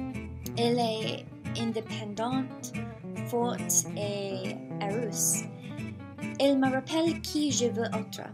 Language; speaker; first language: French; non-native, learner; English